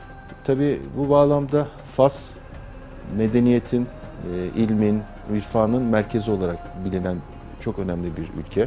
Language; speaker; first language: Turkish; native; Turkish